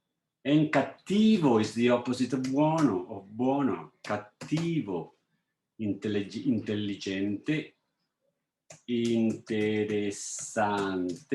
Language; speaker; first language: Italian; non-native, fluent; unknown